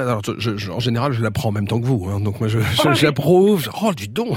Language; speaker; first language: French; native; French